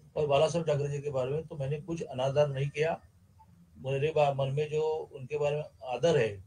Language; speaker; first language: Hindi; non-native, local second language; Marathi